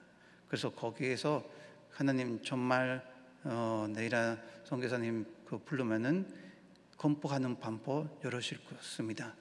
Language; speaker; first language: Korean; non-native, learner; Spanish